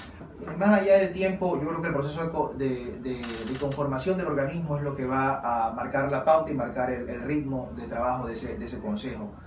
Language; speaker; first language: Spanish; native; Spanish